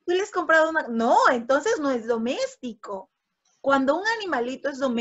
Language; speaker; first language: Spanish; native; Spanish